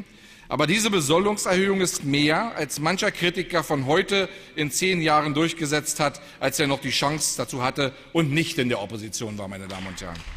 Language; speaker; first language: German; native; German